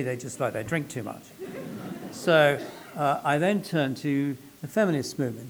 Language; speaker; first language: English; native; English